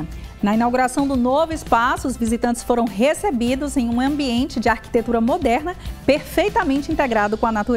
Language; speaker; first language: Portuguese; native; Portuguese